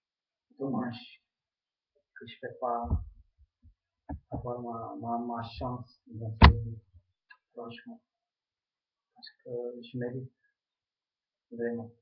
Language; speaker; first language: French; non-native, fluent; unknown